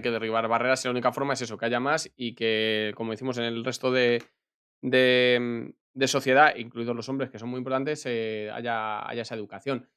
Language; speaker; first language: Spanish; native; Spanish